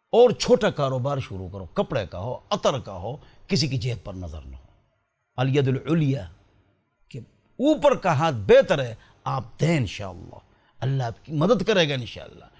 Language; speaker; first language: Urdu; non-native, local second language; Pashto